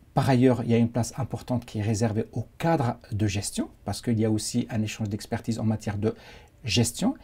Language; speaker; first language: French; non-native, local second language; Arabic